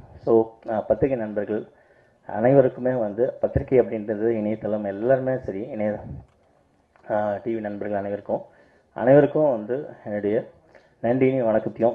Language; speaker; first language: Tamil; native; Tamil